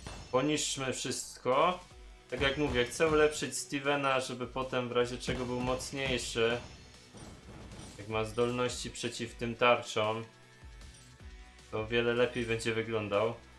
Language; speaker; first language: Polish; native; Polish